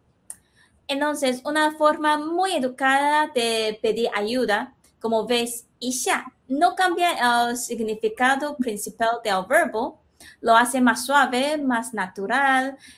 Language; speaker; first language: Spanish; non-native, fluent; Chinese